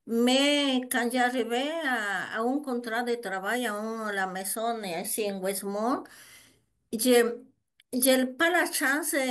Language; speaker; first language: French; non-native, learner; Spanish